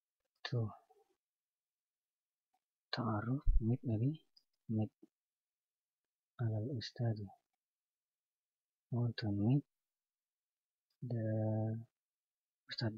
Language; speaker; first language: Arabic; non-native, learner; Indonesian